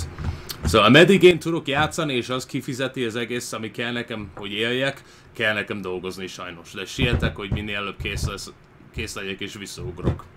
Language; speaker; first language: Hungarian; early bilingual, heritage; Hungarian